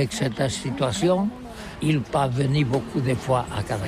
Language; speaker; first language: French; non-native, learner; Catalan